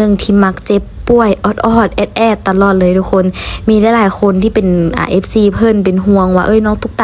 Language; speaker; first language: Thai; non-native, learner; Lao